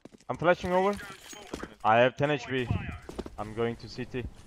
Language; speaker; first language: English; non-native, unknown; Turkish